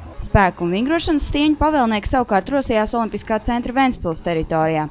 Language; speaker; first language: Latvian; native; Latvian